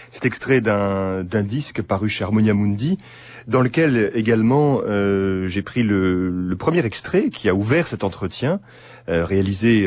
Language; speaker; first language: French; native; French